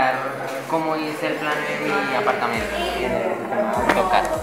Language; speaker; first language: Spanish; native; Spanish